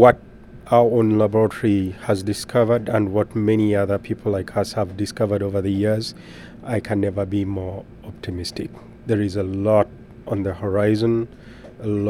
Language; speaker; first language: English; non-native, local second language; Ganda